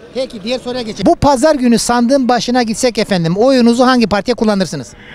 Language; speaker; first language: Turkish; native; Turkish